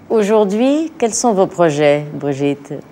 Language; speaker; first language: French; native; French